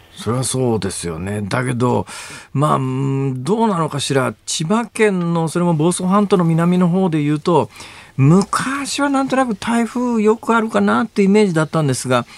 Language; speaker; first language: Japanese; native; Japanese